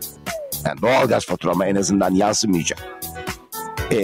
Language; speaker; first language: Turkish; native; Turkish